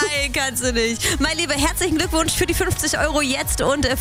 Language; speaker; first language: German; native; German